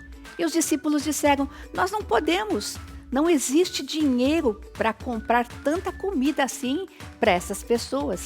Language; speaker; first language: Portuguese; native; Portuguese